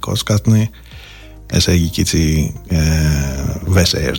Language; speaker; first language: Hungarian; non-native, fluent; Greek